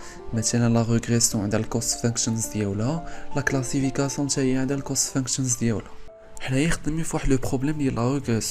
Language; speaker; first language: Arabic; native; Arabic